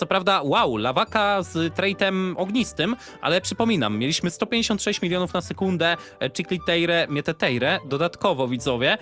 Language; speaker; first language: Polish; native; Polish